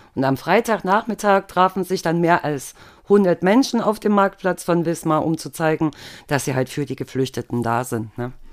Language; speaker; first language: German; native; German